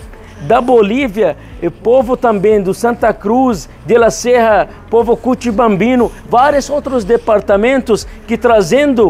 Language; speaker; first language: Portuguese; non-native, fluent; Arabic